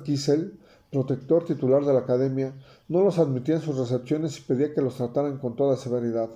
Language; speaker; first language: Spanish; native; Spanish